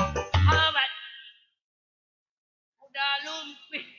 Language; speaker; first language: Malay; non-native, local second language; Sundanese